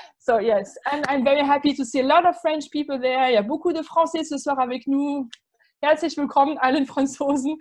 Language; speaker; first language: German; non-native, fluent; French